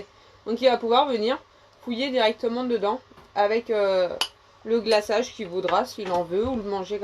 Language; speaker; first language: French; native; French